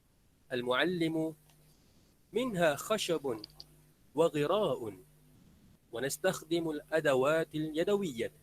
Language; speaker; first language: Arabic; non-native, learner; Malay